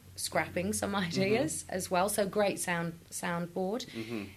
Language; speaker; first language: English; native; English